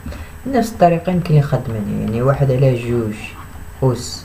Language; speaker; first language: Arabic; native; Arabic